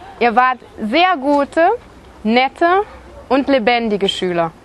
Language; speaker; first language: German; native; German